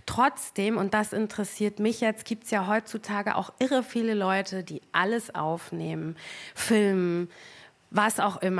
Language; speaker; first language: German; native; German